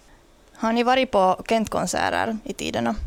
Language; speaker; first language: Swedish; native; Swedish